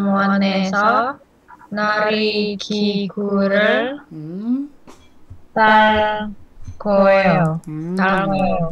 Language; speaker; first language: Korean; non-native, learner; Indonesian